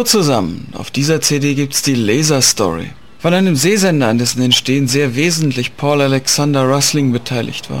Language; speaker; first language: German; native; German